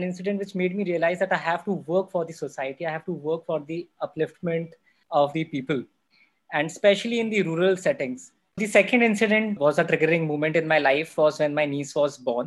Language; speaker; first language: English; non-native, local second language; Hindi